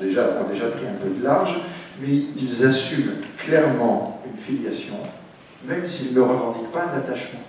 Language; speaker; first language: French; native; French